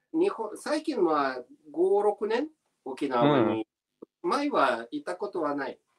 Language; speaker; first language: Japanese; non-native, learner; Russian